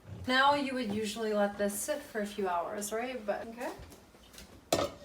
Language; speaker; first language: English; native; English